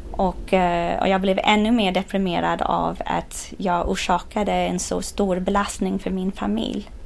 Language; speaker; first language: Swedish; non-native, fluent; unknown